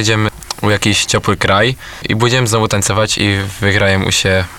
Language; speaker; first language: Polish; non-native, local second language; Belarusian